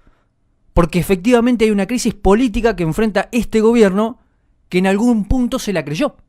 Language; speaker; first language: Spanish; native; Spanish